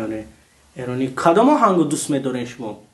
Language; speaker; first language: Persian; native; Persian